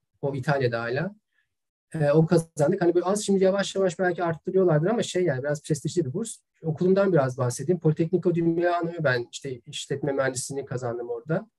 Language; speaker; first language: Turkish; native; Turkish